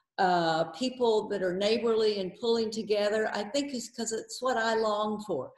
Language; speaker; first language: English; native; English